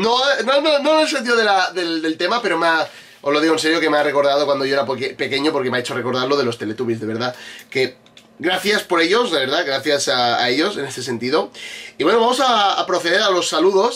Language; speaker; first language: Spanish; native; Spanish